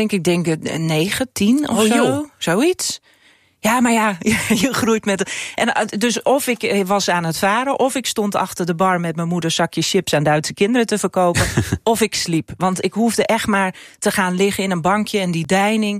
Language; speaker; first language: Dutch; non-native, local second language; Western Frisian